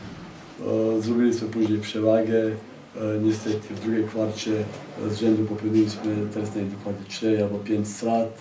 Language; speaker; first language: Polish; non-native, fluent; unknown